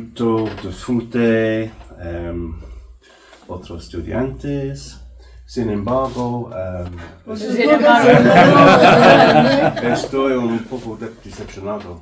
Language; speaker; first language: Spanish; non-native, learner; English